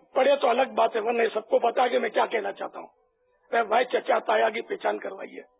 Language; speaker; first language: Urdu; native; Urdu